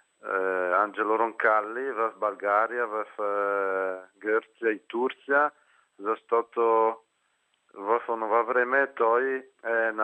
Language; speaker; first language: Bulgarian; non-native, fluent; Italian